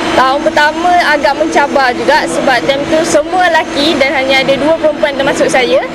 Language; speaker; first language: Malay; native; Malay